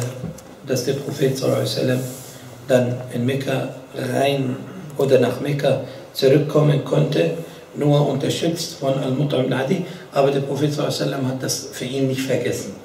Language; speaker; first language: German; non-native, fluent; Arabic